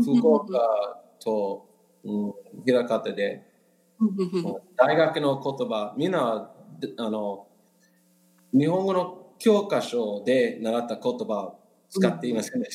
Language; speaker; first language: Japanese; non-native, learner; English